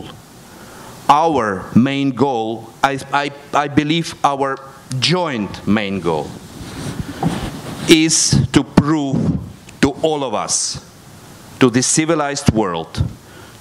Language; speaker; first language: English; non-native, fluent; Russian